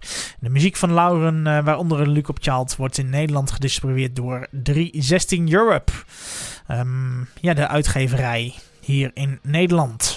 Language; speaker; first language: Dutch; native; Dutch